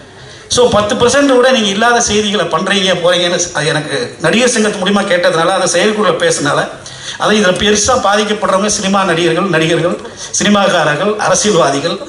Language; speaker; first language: Tamil; native; Tamil